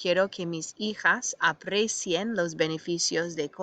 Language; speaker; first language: Spanish; non-native, fluent; English